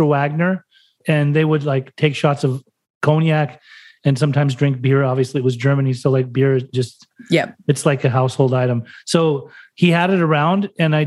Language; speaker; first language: English; early bilingual, other home language; German